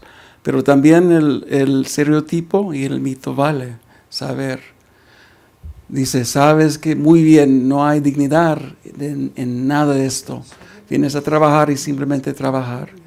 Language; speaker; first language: Spanish; early bilingual, heritage; Spanish